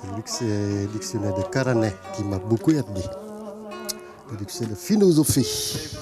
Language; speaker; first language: French; non-native, fluent; Vietnamese